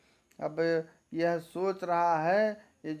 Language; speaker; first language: Hindi; native; Hindi